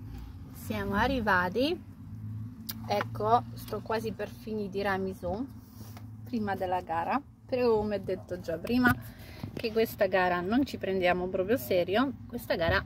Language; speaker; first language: Italian; non-native, learner; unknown